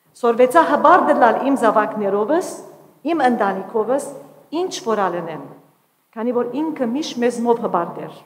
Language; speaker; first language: Armenian; early bilingual, heritage; Armenian